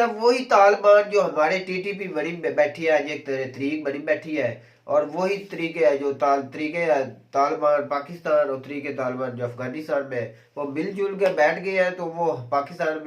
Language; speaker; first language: Urdu; non-native, local second language; Kashmiri